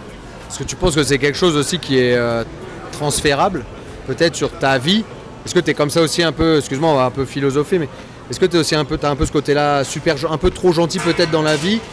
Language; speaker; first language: French; native; French